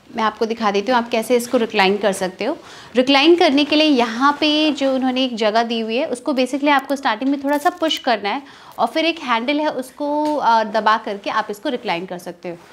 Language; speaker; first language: Hindi; native; Hindi